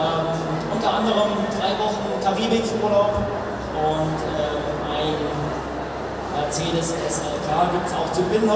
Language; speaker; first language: German; native; German